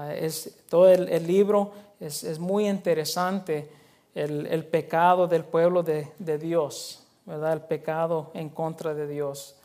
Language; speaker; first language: Spanish; early bilingual, heritage; Spanish